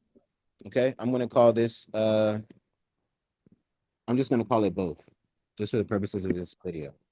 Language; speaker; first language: English; native; English